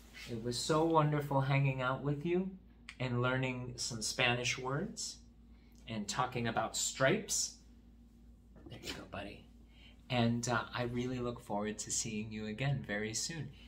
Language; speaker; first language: English; native; English